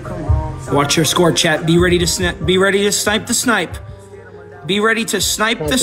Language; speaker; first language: English; native; English